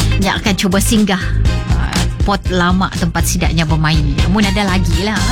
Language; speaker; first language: Malay; native; Malay